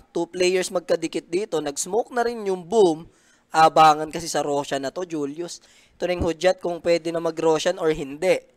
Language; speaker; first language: Filipino; native; Filipino